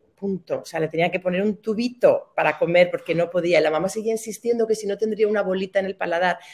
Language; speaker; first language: Spanish; native; Spanish